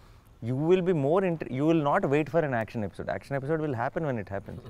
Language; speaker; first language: Telugu; native; Telugu